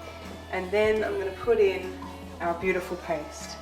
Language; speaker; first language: English; native; English